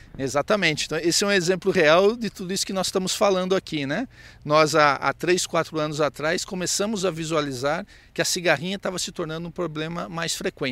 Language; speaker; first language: Portuguese; native; Portuguese